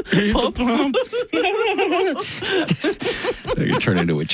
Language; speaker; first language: English; native; English